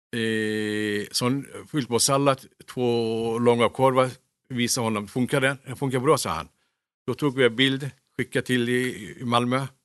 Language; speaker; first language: Swedish; non-native, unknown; Turkish